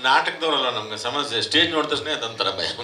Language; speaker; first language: Kannada; native; Kannada